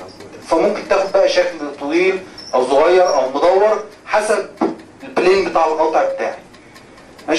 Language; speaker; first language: Arabic; native; Arabic